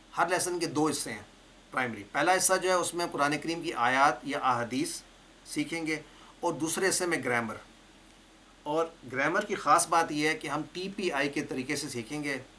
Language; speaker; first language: Urdu; native; Urdu